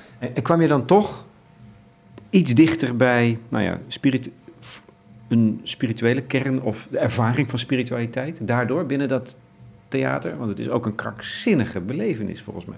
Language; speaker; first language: Dutch; native; Dutch